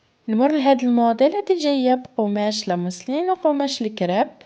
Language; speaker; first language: Arabic; native; Arabic